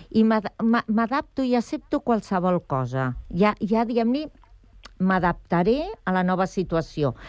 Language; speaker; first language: Catalan; native; Catalan